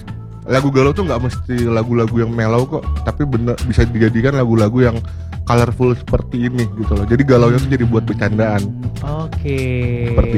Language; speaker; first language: Indonesian; native; Indonesian